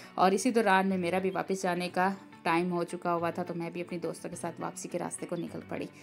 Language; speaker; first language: Urdu; native; Urdu